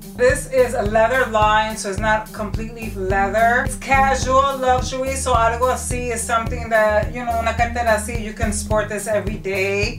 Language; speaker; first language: English; early bilingual, other home language; Spanish